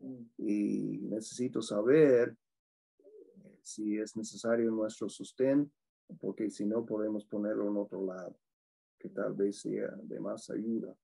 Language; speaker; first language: Spanish; non-native, fluent; English